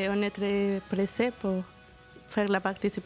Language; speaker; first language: French; non-native, fluent; Spanish